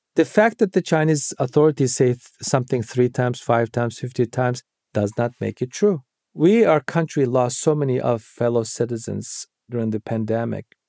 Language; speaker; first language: English; non-native, fluent; Uyghur